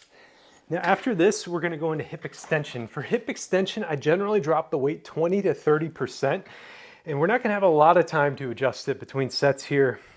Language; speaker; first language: English; native; English